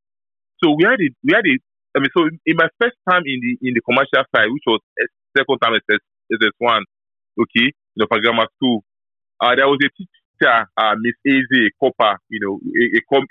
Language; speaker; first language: English; non-native, local second language; Yoruba